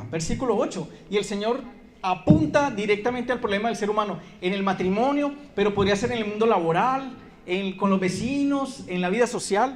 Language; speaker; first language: Spanish; native; Spanish